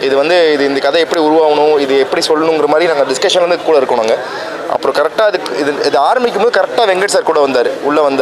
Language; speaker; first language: Tamil; native; Tamil